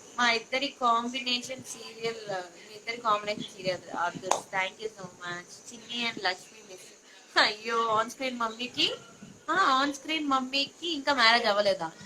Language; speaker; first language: Telugu; native; Telugu